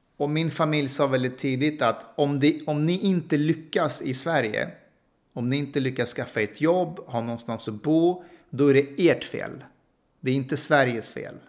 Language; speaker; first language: Swedish; early bilingual, other home language; Persian